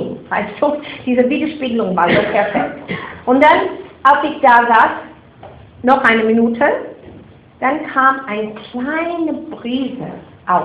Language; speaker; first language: German; non-native, fluent; English